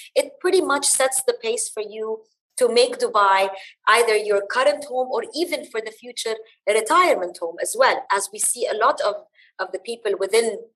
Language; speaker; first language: English; early bilingual, other home language; Arabic